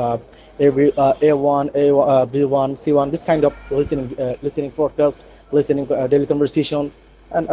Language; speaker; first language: English; non-native, learner; Bangla